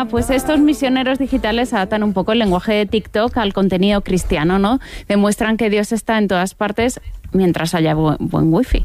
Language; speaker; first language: Spanish; native; Spanish